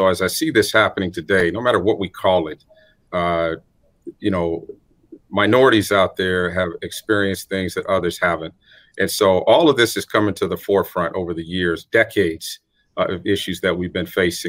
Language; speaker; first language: English; native; English